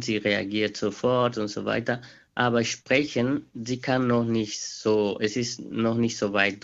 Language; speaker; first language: German; non-native, fluent; Quechua